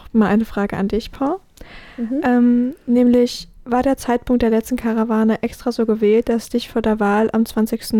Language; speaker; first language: German; native; German